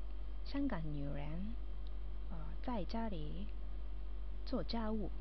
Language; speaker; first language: Chinese; non-native, learner; Japanese